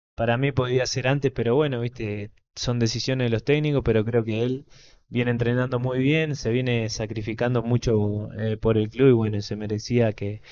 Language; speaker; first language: Spanish; native; Spanish